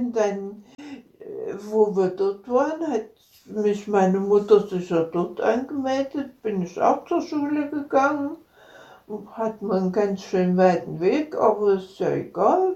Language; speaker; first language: German; native; German